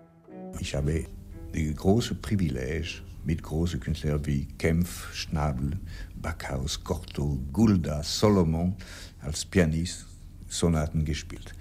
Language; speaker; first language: German; non-native, learner; French